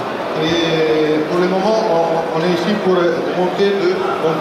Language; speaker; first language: French; non-native, learner; Italian